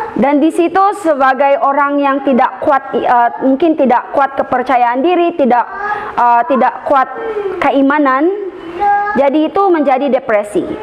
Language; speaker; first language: Indonesian; non-native, fluent; Filipino